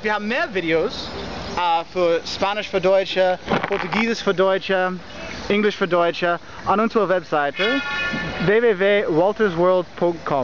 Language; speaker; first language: German; non-native, learner; English